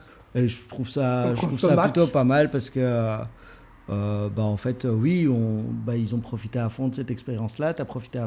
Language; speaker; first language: French; native; French